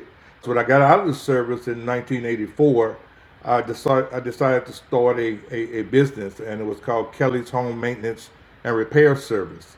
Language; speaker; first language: English; native; English